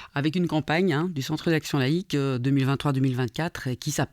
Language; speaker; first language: French; native; French